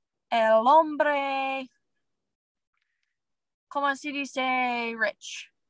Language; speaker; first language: Spanish; non-native, learner; English